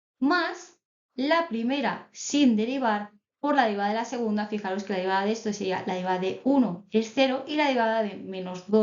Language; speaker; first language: Spanish; native; Spanish